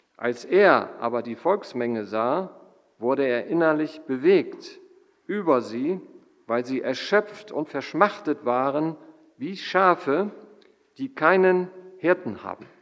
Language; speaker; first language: German; native; German